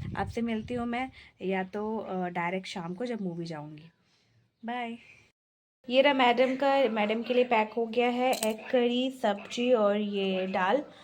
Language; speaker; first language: Hindi; non-native, local second language; Bangla